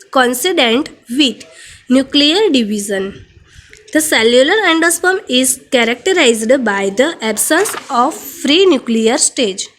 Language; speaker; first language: English; non-native, local second language; Gujarati